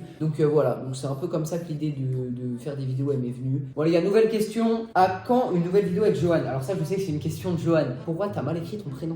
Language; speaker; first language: French; native; French